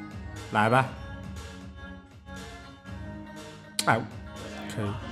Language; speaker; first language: Chinese; native; Chinese